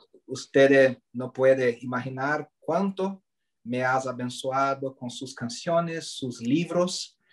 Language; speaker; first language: Spanish; non-native, learner; Portuguese